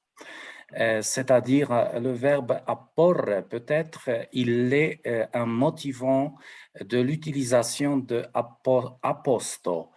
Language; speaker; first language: French; non-native, fluent; Polish